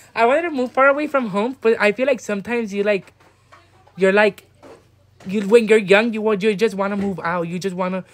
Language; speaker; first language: English; native; English